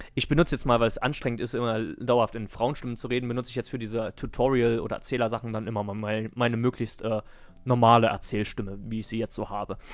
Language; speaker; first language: German; native; German